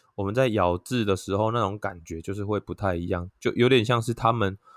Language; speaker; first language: Chinese; non-native, local second language; Min Nan Chinese